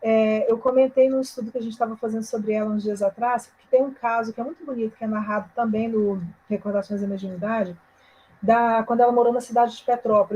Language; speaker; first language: Portuguese; native; Portuguese